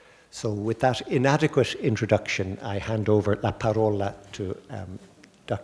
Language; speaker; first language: English; native; English